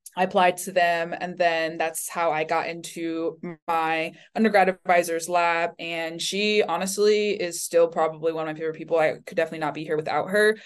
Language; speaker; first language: English; early bilingual, other home language; Chinese